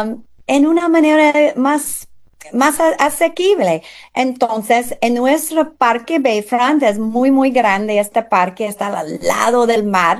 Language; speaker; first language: Spanish; non-native, fluent; English